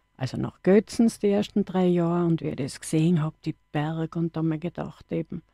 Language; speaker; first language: German; native; German